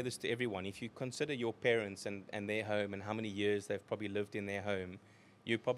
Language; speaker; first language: English; native; English